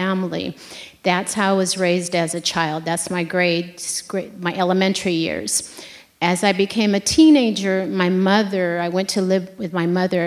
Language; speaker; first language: English; native; English